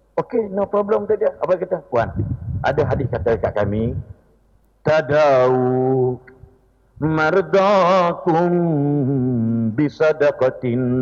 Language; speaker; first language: Malay; native; Malay